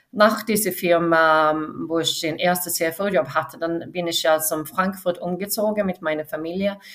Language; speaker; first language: German; non-native, fluent; Swedish